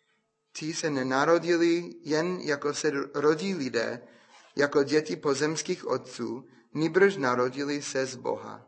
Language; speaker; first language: Czech; non-native, fluent; English